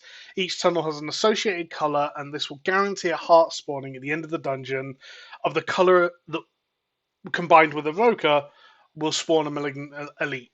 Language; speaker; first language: English; native; English